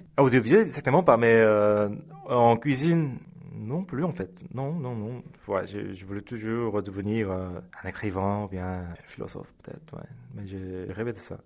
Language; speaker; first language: French; early bilingual, other home language; Korean